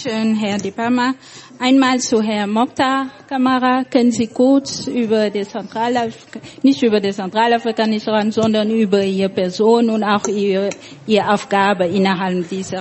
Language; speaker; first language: German; non-native, fluent; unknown